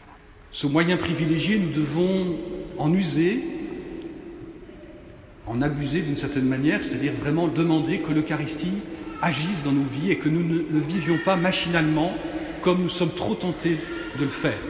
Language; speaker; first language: French; native; French